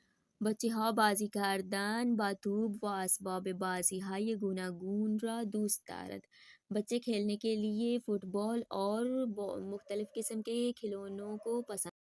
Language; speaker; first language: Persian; non-native, fluent; Urdu